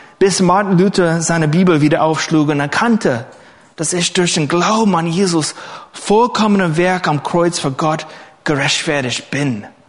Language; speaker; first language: German; non-native, fluent; English